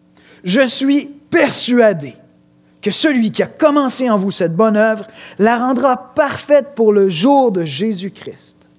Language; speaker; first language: French; native; French